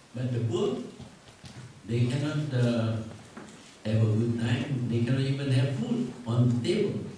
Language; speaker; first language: English; non-native, local second language; Malay